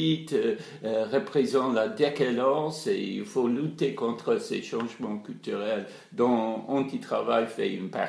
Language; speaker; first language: French; non-native, fluent; English